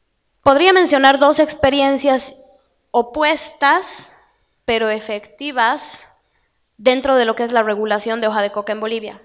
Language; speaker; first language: Spanish; native; Spanish